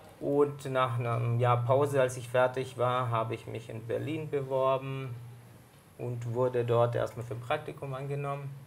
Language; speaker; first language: German; early bilingual, other home language; Greek